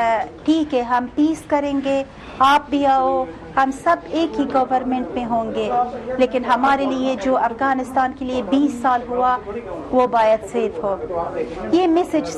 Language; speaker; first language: Hindi; non-native, learner; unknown